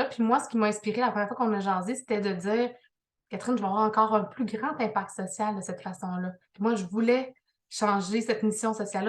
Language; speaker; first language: French; native; French